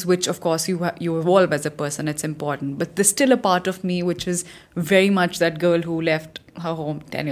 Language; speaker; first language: English; non-native, local second language; Hindi